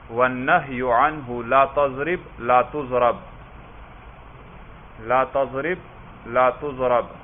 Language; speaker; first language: Arabic; non-native, fluent; Urdu